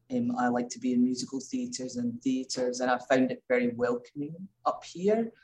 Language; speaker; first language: English; native; English